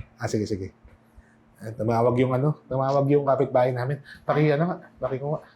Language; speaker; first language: Filipino; native; Filipino